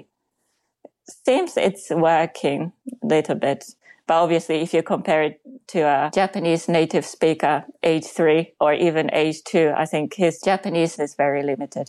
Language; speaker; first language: English; non-native, fluent; Japanese